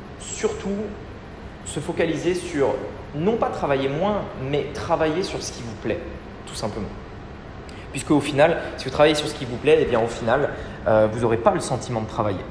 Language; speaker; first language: French; native; French